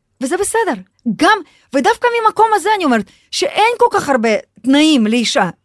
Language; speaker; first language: Hebrew; non-native, fluent; Russian